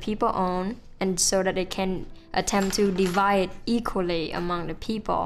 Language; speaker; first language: English; non-native, fluent; Vietnamese